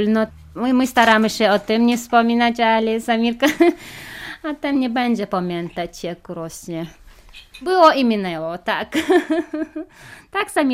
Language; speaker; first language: Polish; non-native, learner; Chechen